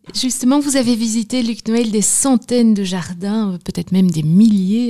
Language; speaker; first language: French; native; French